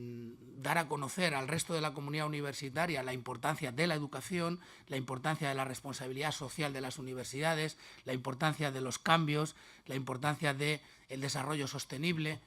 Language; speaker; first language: Spanish; native; Spanish